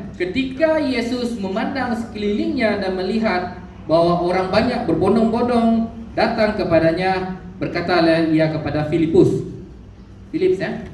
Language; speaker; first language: Malay; non-native, local second language; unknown